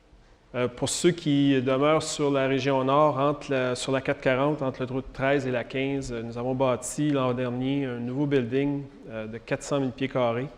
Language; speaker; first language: French; native; French